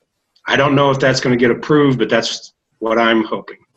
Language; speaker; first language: English; native; English